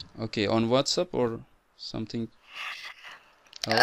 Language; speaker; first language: English; non-native, fluent; Turkish